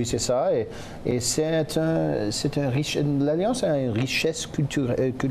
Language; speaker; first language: French; non-native, local second language; English